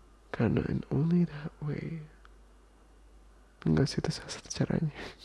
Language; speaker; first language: Indonesian; early bilingual, heritage; Indonesian